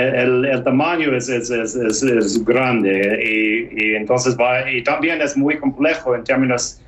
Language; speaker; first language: Spanish; non-native, fluent; English